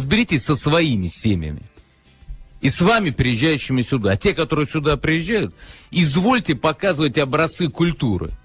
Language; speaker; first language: Russian; native; Russian